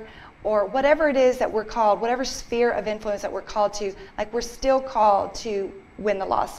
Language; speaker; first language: English; native; English